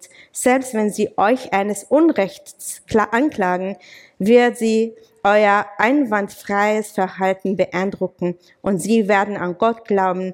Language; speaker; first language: German; non-native, fluent; English